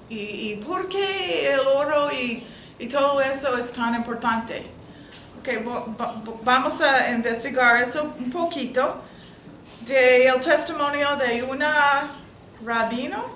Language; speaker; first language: Spanish; non-native, learner; English